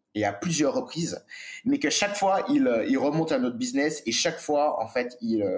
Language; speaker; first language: French; native; French